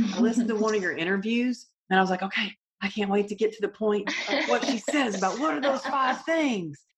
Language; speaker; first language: English; native; English